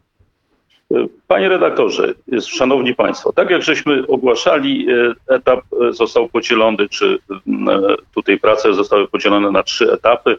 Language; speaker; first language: Polish; native; Polish